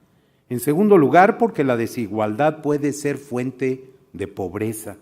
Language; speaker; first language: Spanish; native; Spanish